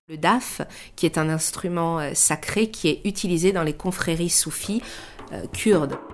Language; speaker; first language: French; early bilingual, other home language; Persian